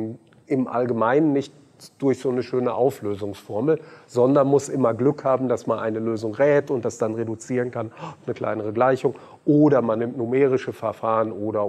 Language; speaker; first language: German; native; German